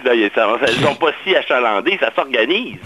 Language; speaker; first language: French; native; French